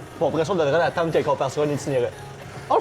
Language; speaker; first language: French; native; French